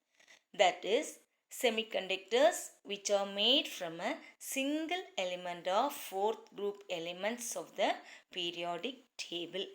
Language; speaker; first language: English; non-native, local second language; Tamil